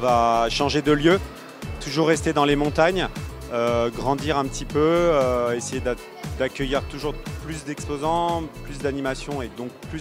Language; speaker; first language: French; native; French